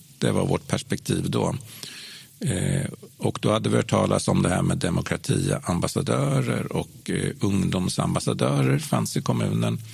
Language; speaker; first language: Swedish; native; Swedish